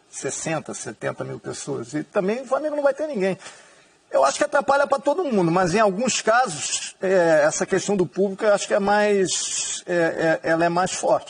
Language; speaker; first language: Portuguese; native; Portuguese